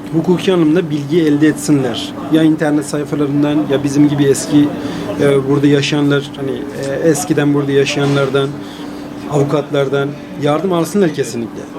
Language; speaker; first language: Turkish; non-native, fluent; Persian